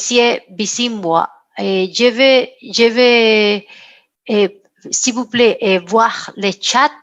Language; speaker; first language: French; non-native, learner; Spanish